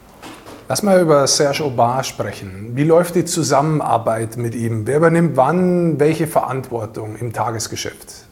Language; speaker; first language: German; native; German